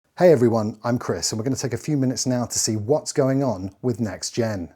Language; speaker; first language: English; native; English